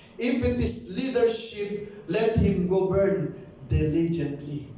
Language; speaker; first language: English; non-native, local second language; Filipino